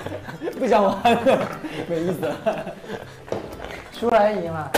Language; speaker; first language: Chinese; native; Chinese